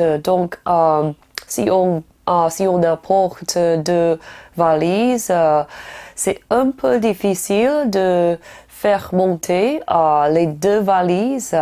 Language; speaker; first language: French; non-native, learner; Chinese